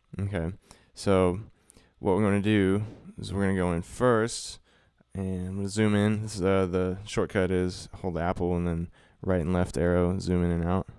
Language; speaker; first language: English; native; English